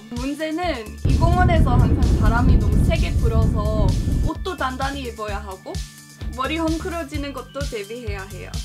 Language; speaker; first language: Korean; non-native, fluent; English